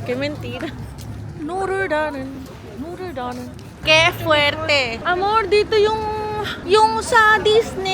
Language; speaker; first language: Spanish; non-native, fluent; Filipino